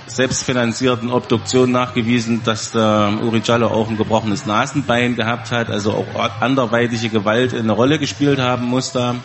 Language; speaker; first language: German; native; German